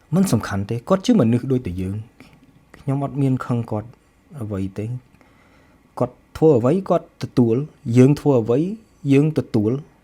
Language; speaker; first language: Khmer; early bilingual, heritage; Khmer